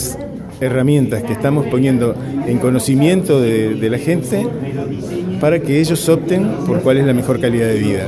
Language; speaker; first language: Spanish; native; Spanish